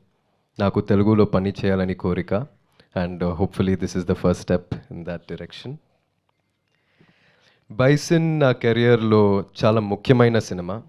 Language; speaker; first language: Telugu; non-native, learner; Tamil